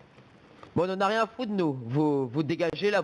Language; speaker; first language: French; native; French